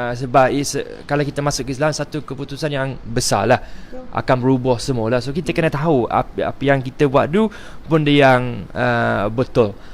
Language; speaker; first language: Malay; non-native, fluent; English